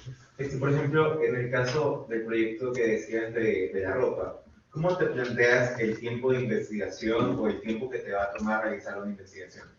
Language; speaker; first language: Spanish; native; Spanish